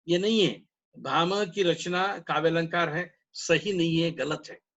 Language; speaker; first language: Hindi; non-native, local second language; Kannada